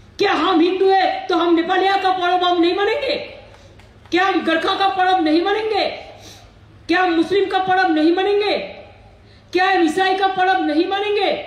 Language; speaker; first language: Hindi; non-native, local second language; Bangla